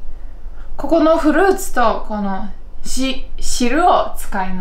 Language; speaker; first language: Japanese; non-native, fluent; Chinese